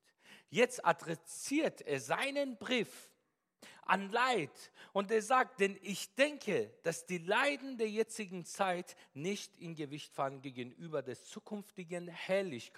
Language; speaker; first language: German; non-native, fluent; Persian